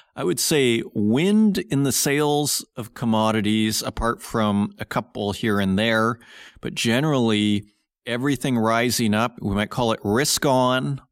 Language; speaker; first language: English; native; English